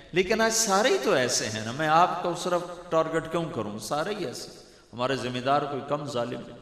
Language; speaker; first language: Urdu; non-native, local second language; Punjabi